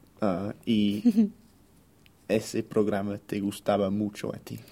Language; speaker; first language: Spanish; non-native, fluent; English